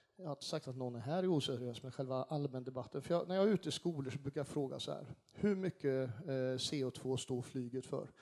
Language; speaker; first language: Swedish; native; Swedish